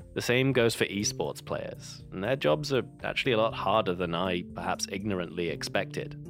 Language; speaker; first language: English; native; English